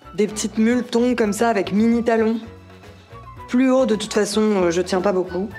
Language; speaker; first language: French; native; French